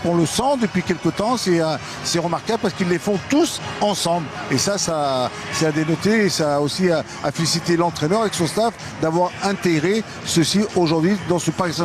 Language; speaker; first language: French; native; French